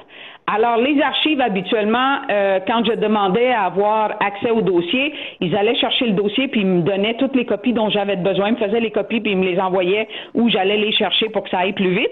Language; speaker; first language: French; native; French